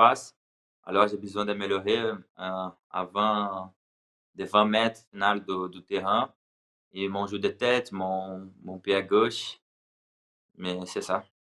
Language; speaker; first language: French; non-native, learner; Portuguese